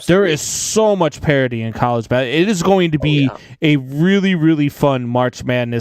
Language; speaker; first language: English; native; English